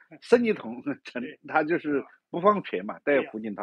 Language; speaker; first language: Chinese; native; Chinese